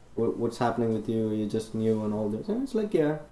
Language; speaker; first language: English; non-native, local second language; Tamil